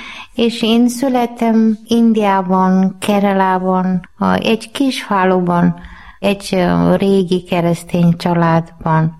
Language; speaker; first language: Hungarian; non-native, learner; Malayalam